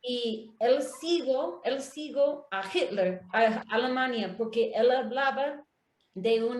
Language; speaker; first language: Spanish; non-native, learner; English